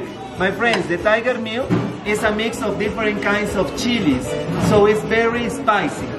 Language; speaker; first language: English; non-native, fluent; Spanish